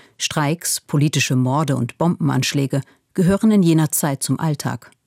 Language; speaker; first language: German; native; German